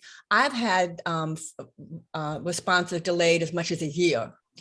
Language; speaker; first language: English; native; English